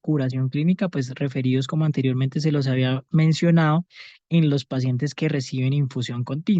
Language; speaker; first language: Spanish; native; Spanish